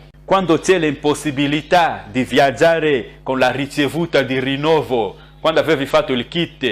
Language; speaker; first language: Italian; non-native, fluent; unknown